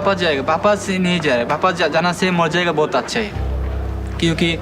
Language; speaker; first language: Hindi; non-native, learner; Bangla